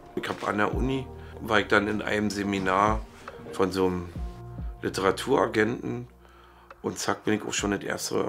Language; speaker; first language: German; native; German